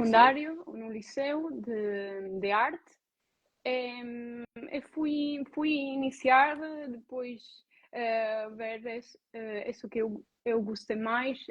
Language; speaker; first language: Portuguese; non-native, learner; Italian